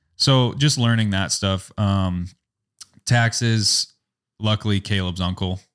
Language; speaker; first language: English; native; English